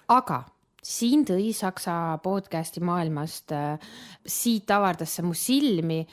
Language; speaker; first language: Estonian; native; Estonian